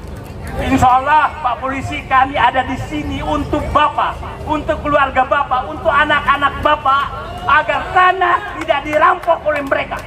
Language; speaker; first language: Indonesian; native; Indonesian